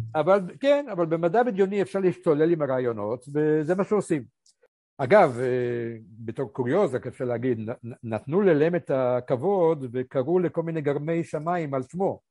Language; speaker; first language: Hebrew; early bilingual, other home language; Polish